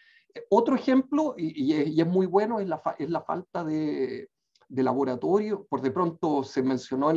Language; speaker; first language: Spanish; native; Spanish